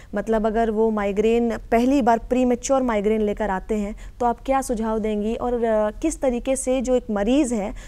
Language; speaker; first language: Hindi; native; Hindi